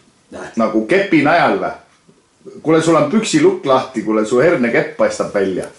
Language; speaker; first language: Estonian; native; Estonian